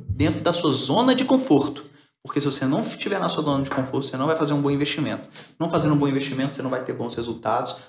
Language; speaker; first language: Portuguese; early bilingual, other home language; Spanish